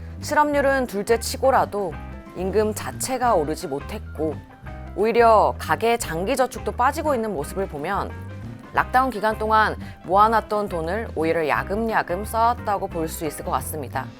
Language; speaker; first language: Korean; native; Korean